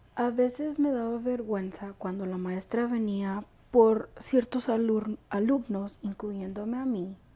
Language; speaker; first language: Spanish; early bilingual, heritage; Spanish